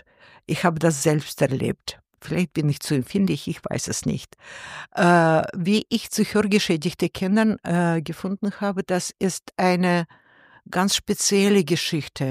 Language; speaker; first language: German; non-native, learner; Russian